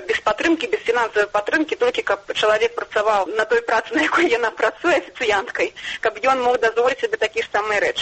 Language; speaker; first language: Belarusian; native; Belarusian